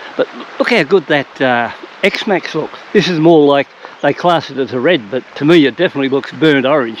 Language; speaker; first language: English; native; English